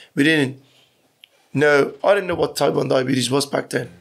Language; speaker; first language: English; early bilingual, other home language; Persian